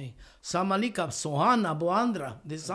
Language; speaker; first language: Swedish; non-native, learner; Romany